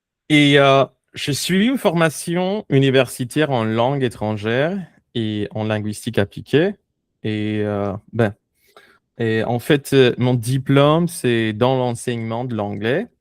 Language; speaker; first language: French; non-native, fluent; Spanish